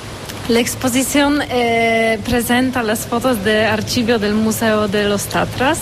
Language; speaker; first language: Spanish; non-native, learner; Polish